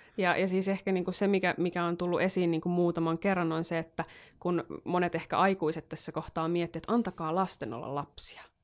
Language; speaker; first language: Finnish; native; Finnish